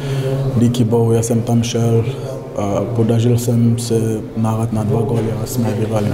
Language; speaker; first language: Czech; non-native, learner; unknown